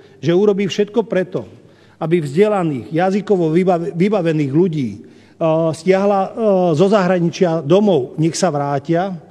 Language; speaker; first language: Slovak; non-native, local second language; Hungarian